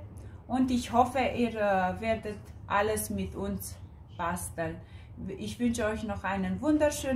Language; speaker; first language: German; non-native, fluent; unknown